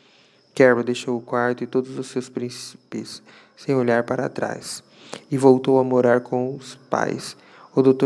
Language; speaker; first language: Portuguese; native; Portuguese